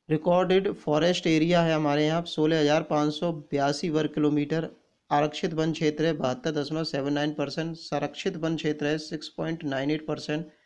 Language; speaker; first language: Hindi; native; Hindi